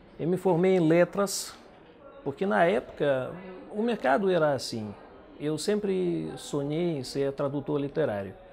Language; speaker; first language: Portuguese; non-native, fluent; Russian